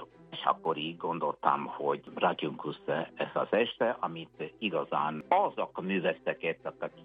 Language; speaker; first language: Hungarian; non-native, fluent; Italian